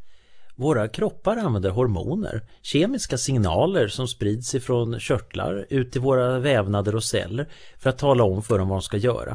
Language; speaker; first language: Swedish; native; Swedish